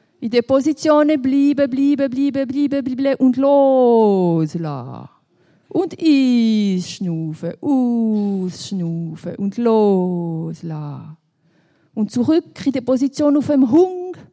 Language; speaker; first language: German; non-native, local second language; French